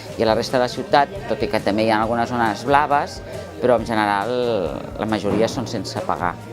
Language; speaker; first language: Catalan; native; Catalan